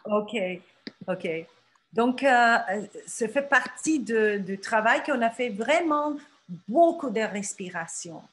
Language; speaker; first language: French; non-native, fluent; Turkish